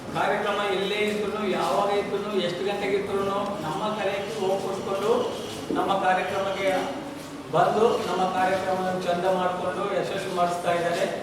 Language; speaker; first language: Kannada; non-native, local second language; Telugu